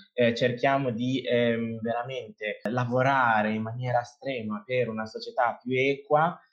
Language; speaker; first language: Italian; native; Italian